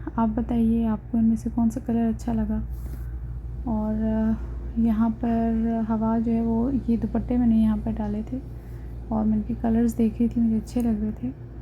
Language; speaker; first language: Urdu; native; Urdu